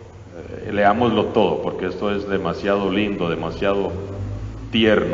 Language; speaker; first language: Spanish; native; Spanish